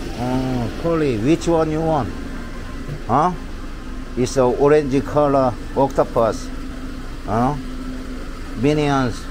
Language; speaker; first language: English; non-native, learner; Korean